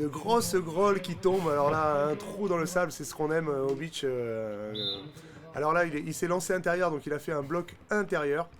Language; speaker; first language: French; native; French